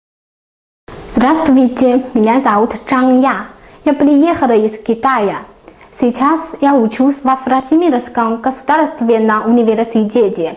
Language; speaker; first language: Russian; non-native, learner; Chinese